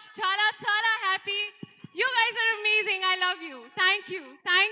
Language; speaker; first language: Telugu; non-native, learner; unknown